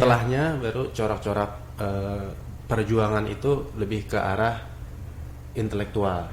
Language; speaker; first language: Indonesian; non-native, local second language; Banjar